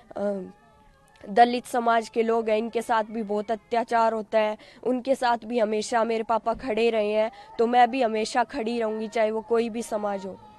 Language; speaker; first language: Hindi; native; Hindi